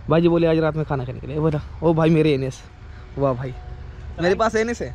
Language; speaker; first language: Hindi; non-native, local second language; Marathi